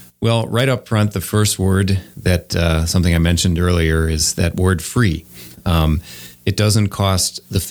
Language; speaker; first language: English; native; English